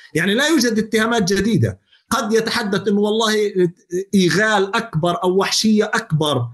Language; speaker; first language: Arabic; native; Arabic